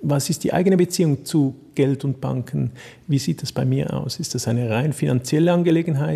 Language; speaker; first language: German; native; German